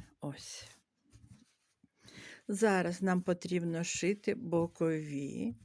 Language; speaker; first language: Ukrainian; native; Ukrainian